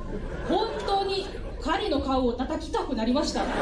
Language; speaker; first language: Japanese; non-native, fluent; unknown